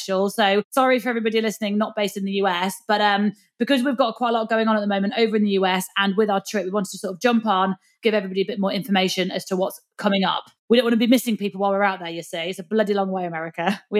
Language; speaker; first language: English; native; English